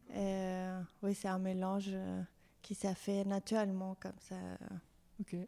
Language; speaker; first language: French; non-native, fluent; Spanish